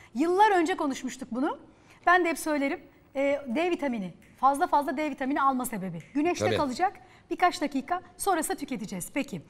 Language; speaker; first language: Turkish; native; Turkish